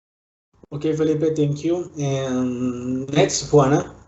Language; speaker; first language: English; non-native, learner; Spanish